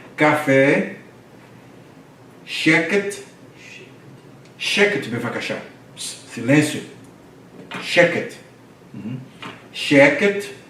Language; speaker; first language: Hebrew; non-native, fluent; Portuguese